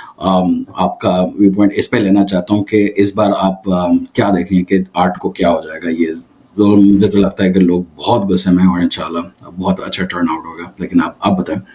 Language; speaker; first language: Urdu; native; Urdu